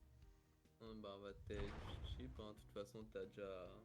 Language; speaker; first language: French; native; French